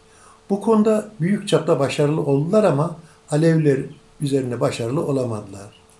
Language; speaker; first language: Turkish; native; Turkish